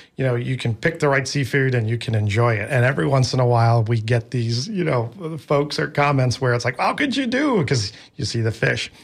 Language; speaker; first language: English; native; English